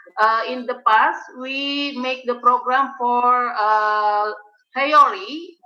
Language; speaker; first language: English; non-native, learner; Indonesian